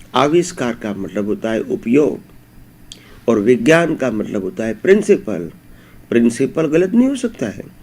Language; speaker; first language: Hindi; native; Hindi